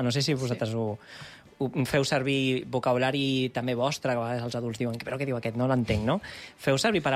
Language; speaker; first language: Catalan; native; Catalan